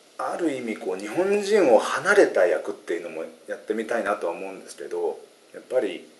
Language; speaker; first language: Japanese; native; Japanese